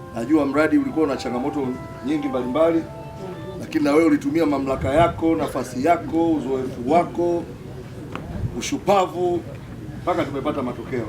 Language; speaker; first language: Swahili; native; Swahili